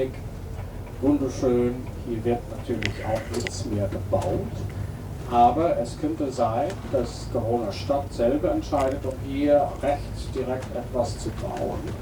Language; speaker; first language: German; non-native, fluent; English